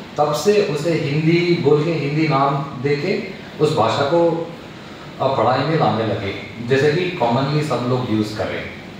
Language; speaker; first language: Hindi; non-native, local second language; Telugu